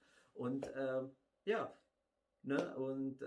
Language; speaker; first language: German; non-native, fluent; Arabic